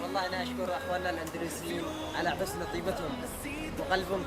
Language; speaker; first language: Arabic; native; Arabic